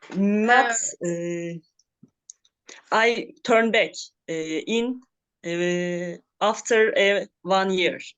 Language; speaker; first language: English; non-native, learner; Turkish